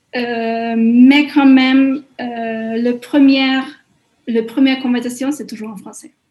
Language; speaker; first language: French; non-native, fluent; Hungarian